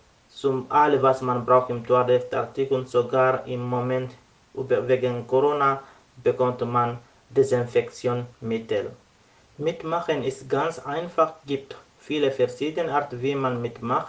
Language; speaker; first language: German; non-native, learner; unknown